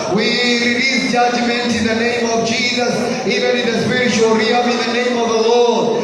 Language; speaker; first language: English; non-native, local second language; Swahili